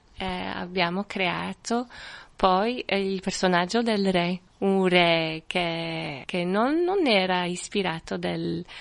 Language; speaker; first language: Italian; non-native, fluent; French